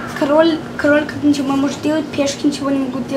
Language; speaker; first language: Russian; early bilingual, heritage; Russian